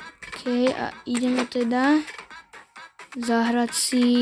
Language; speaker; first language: Slovak; native; Slovak